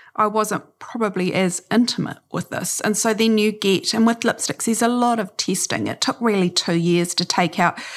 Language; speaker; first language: English; native; English